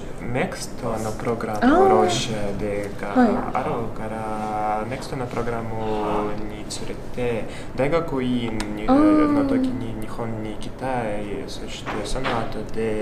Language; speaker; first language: Japanese; non-native, learner; Russian